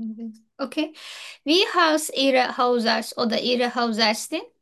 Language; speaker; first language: German; non-native, learner; Turkish